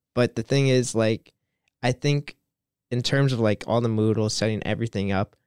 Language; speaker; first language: English; native; English